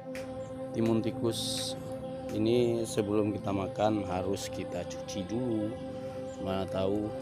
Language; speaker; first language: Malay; non-native, local second language; Achinese